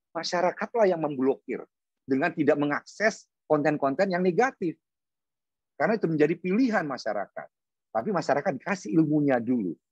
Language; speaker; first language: Indonesian; native; Indonesian